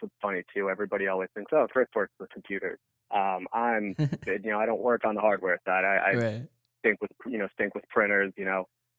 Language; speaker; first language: English; native; English